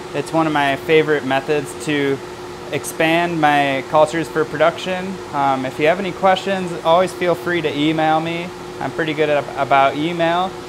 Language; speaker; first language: English; native; English